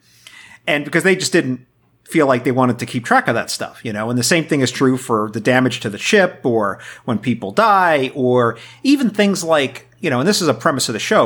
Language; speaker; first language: English; native; English